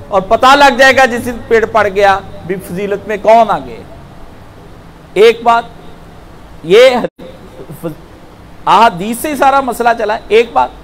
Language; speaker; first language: Urdu; non-native, local second language; Punjabi